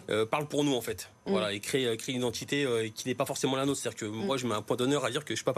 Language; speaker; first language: French; native; French